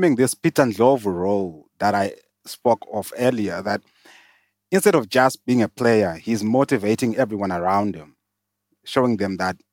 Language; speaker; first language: English; non-native, local second language; Shona